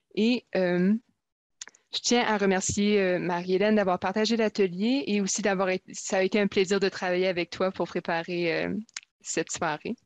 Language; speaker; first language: French; native; French